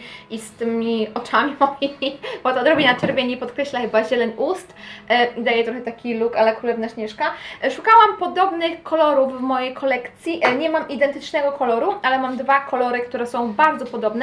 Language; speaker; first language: Polish; native; Polish